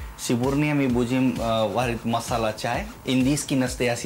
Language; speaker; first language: Russian; non-native, learner; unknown